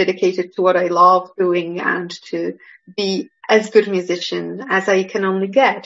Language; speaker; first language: English; non-native, fluent; Polish